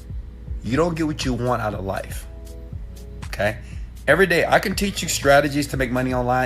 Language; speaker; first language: English; native; English